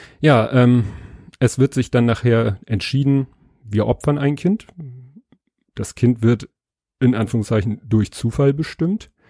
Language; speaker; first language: German; native; German